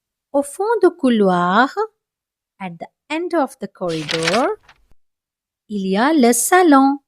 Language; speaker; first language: French; non-native, fluent; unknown